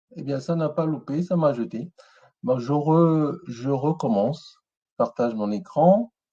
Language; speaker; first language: French; non-native, local second language; Ewe